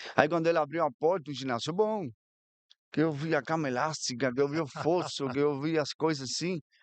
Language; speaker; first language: Portuguese; non-native, fluent; Spanish